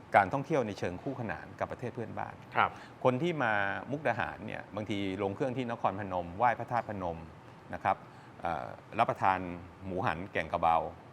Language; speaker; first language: Thai; native; Thai